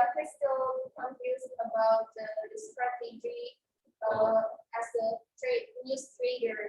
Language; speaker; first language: English; non-native, fluent; Indonesian